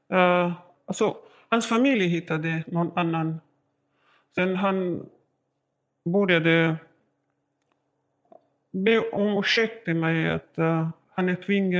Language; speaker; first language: Swedish; non-native, learner; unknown